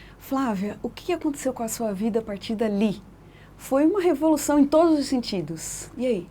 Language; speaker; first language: Portuguese; native; Portuguese